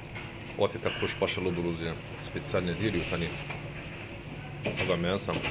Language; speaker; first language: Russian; non-native, learner; Turkish